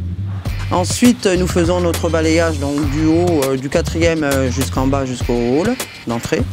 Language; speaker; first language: French; native; French